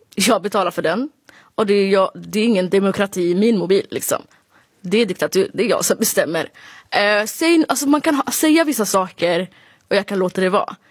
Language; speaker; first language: Swedish; early bilingual, other home language; Somali